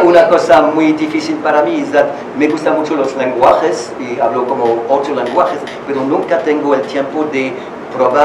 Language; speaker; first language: Spanish; non-native, learner; French